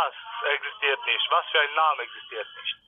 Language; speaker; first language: German; non-native, learner; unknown